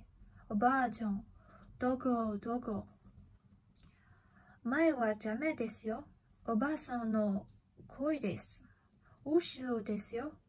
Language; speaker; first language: Japanese; non-native, learner; Chinese